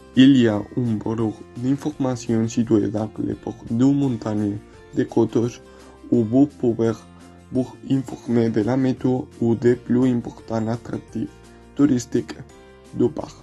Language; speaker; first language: French; non-native, learner; Spanish